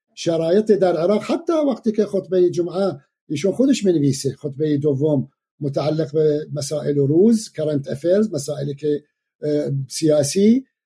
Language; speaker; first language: Persian; non-native, fluent; Arabic